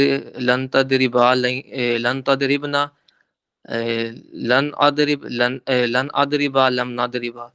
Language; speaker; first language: Arabic; non-native, learner; Urdu